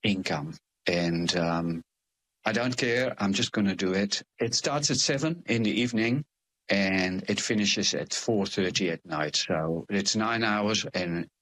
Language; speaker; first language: English; non-native, fluent; Dutch